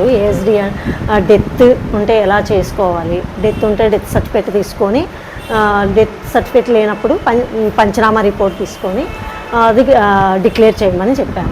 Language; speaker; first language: Telugu; native; Telugu